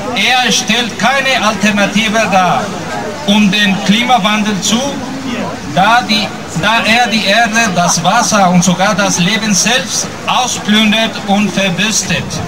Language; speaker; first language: German; non-native, learner; Spanish